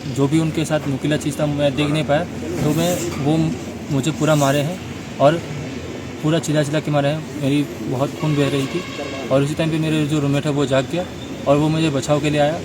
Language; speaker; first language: Hindi; non-native, local second language; Assamese